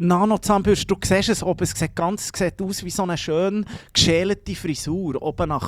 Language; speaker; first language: German; native; German